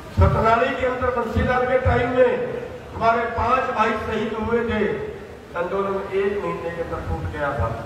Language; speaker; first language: Hindi; native; Hindi